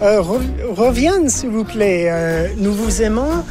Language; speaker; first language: French; non-native, fluent; English